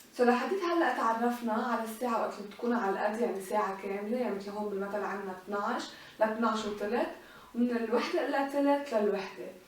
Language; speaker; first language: Arabic; native; Arabic